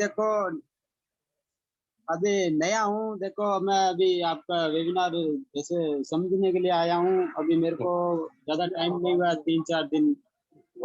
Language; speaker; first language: Hindi; non-native, local second language; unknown